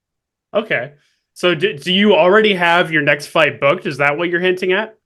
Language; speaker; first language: English; native; English